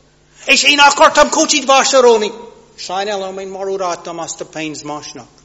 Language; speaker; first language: Hungarian; non-native, fluent; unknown